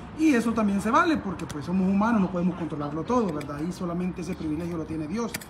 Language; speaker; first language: Spanish; native; Spanish